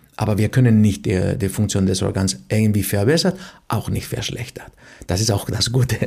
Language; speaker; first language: German; non-native, fluent; Spanish